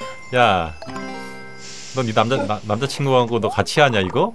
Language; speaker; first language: Korean; native; Korean